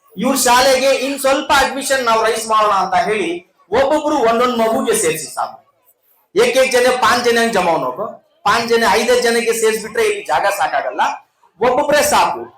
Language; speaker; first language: Kannada; non-native, local second language; Urdu